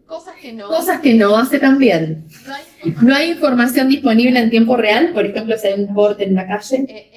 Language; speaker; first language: Spanish; native; Spanish